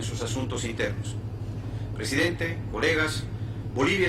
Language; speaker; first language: Spanish; native; Spanish